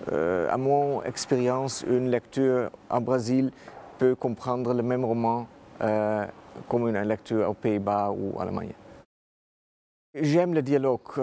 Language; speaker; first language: French; non-native, fluent; Dutch